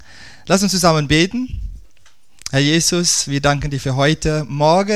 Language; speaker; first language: German; non-native, fluent; Dutch